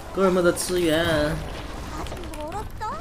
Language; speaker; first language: Chinese; native; Chinese